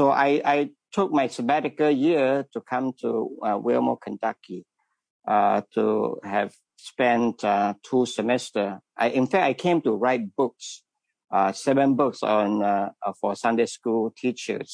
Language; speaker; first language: English; non-native, local second language; Min Nan Chinese